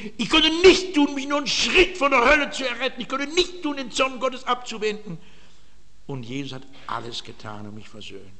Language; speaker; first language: German; native; German